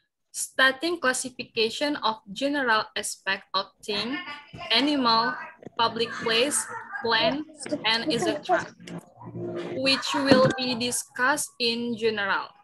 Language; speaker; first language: English; non-native, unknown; Indonesian